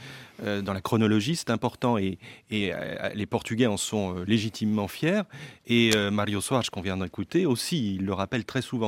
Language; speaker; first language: French; native; French